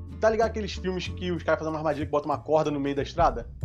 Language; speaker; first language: Portuguese; native; Portuguese